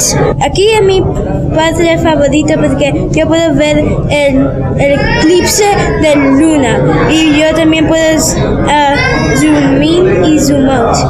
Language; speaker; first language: Spanish; non-native, learner; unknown